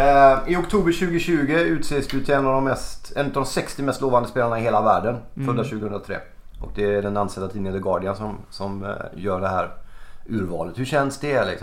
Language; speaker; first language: Swedish; native; Swedish